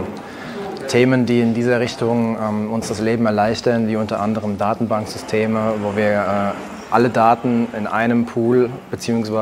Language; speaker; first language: German; native; German